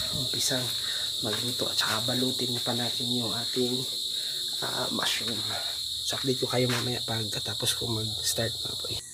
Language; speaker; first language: Filipino; non-native, local second language; Cebuano